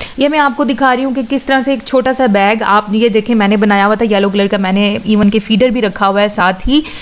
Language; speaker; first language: Urdu; non-native, local second language; Punjabi